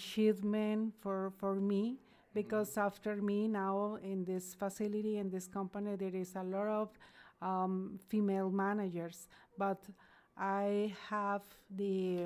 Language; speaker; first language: English; non-native, learner; Spanish